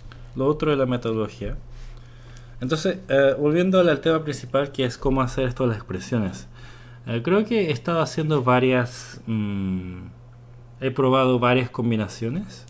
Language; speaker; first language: Spanish; non-native, fluent; Korean